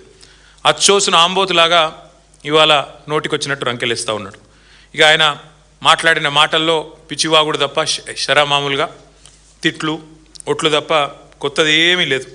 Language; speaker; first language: Telugu; native; Telugu